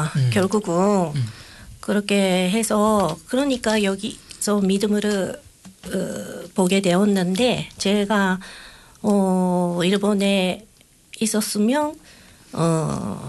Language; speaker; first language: Korean; non-native, fluent; Japanese